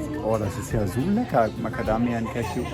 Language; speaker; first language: German; native; German